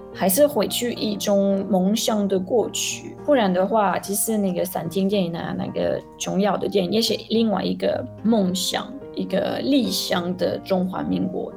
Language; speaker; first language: Chinese; non-native, fluent; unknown